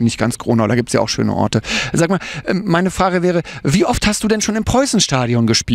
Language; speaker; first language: German; native; German